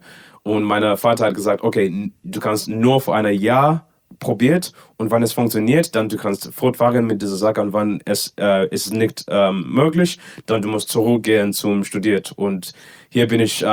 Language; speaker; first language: German; non-native, learner; English